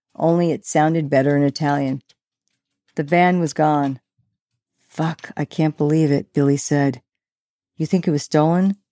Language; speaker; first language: English; native; English